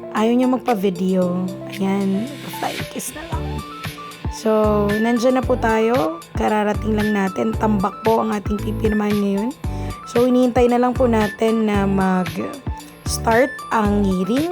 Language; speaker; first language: Filipino; non-native, local second language; Bikol